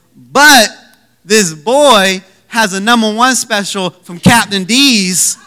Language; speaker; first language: English; native; English